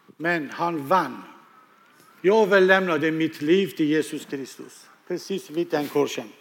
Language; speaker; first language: Swedish; non-native, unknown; Persian